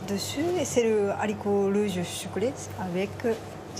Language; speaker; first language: French; non-native, learner; Japanese